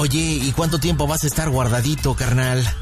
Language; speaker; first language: Spanish; native; Spanish